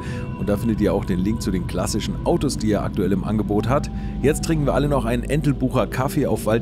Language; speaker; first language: German; native; German